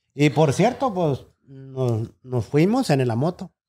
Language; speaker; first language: Spanish; native; Spanish